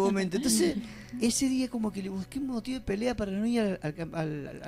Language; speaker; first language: Spanish; native; Spanish